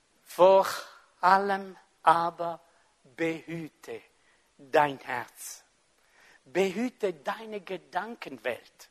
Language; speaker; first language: German; non-native, fluent; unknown